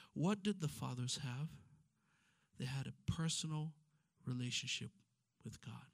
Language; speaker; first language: English; non-native, fluent; Amharic